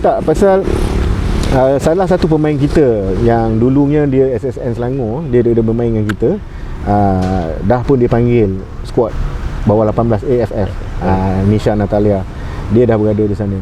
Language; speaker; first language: Malay; native; Malay